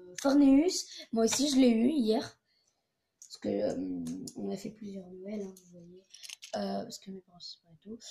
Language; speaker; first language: French; native; French